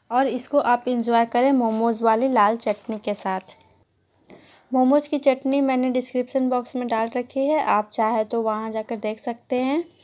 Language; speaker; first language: Hindi; native; Hindi